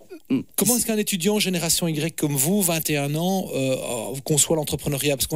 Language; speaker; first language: French; native; French